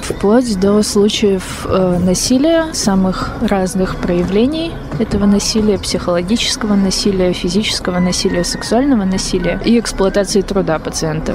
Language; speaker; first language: Russian; native; Russian